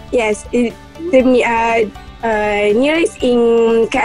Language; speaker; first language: English; non-native, local second language; Malay